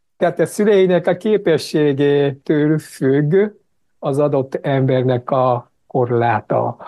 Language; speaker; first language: Hungarian; non-native, fluent; Japanese